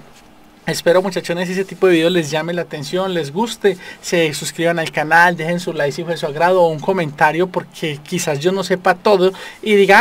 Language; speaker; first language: Spanish; native; Spanish